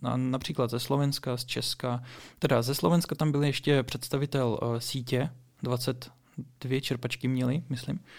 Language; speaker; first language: Czech; early bilingual, other home language; Russian